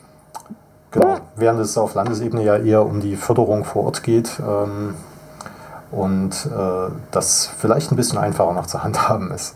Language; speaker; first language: German; native; German